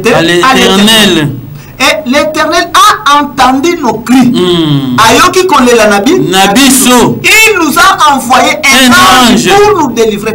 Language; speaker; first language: French; non-native, local second language; Lingala